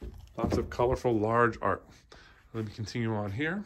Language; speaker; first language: English; native; English